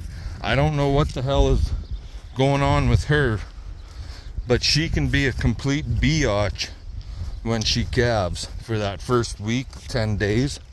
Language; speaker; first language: English; native; English